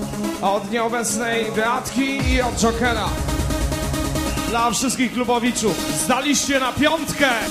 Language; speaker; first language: Polish; native; Polish